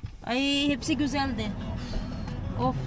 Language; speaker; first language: Turkish; non-native, learner; Filipino